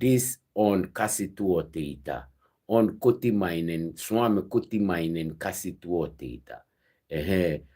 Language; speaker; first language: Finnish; non-native, learner; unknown